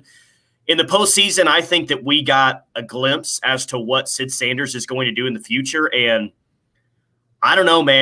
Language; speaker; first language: English; native; English